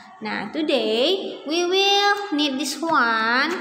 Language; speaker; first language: English; non-native, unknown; Indonesian